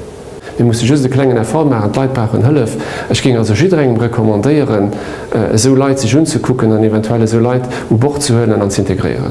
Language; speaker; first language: German; non-native, local second language; Luxembourgish